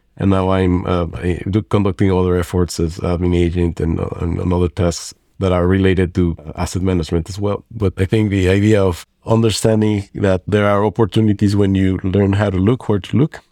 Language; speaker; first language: English; non-native, fluent; Spanish